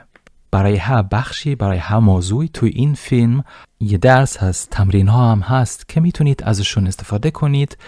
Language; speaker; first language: Persian; non-native, fluent; German